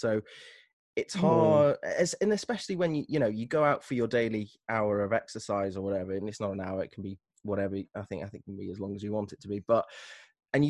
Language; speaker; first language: English; native; English